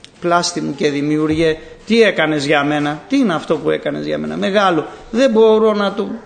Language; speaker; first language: Greek; native; Greek